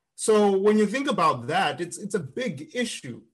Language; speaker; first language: English; non-native, local second language; Shona